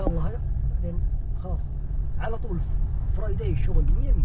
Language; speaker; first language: Arabic; non-native, learner; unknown